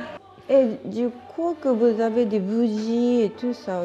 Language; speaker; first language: French; non-native, learner; Japanese